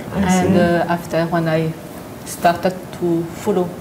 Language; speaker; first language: English; non-native, learner; French